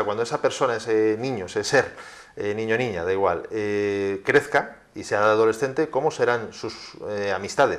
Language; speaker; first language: Spanish; native; Spanish